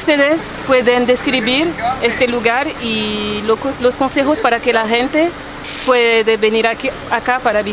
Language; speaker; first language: Spanish; non-native, learner; French